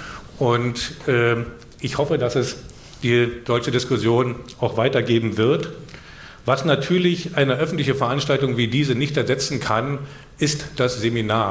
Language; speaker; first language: German; native; German